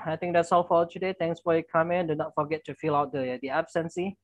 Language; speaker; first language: English; non-native, fluent; Indonesian